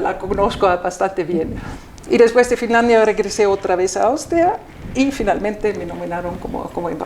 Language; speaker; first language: Spanish; non-native, fluent; German